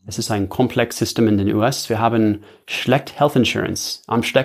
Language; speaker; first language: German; non-native, learner; English